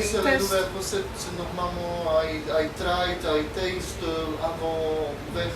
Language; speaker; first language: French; non-native, learner; Slovak